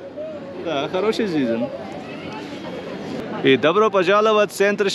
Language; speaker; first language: Russian; non-native, learner; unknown